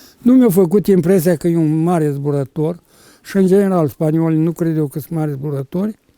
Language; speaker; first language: Romanian; native; Romanian